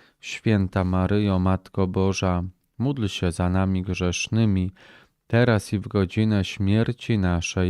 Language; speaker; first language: Polish; native; Polish